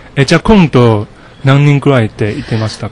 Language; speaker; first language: Japanese; non-native, learner; Chinese